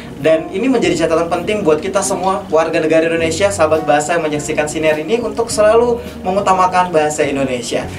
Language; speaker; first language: Indonesian; native; Indonesian